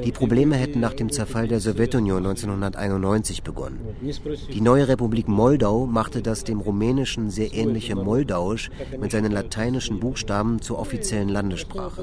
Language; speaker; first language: German; native; German